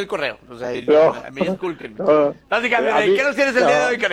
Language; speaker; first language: Spanish; native; Spanish